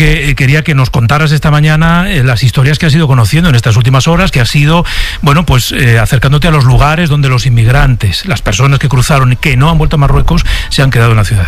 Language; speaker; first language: Spanish; native; Spanish